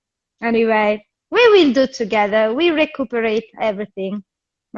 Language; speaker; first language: English; non-native, fluent; Italian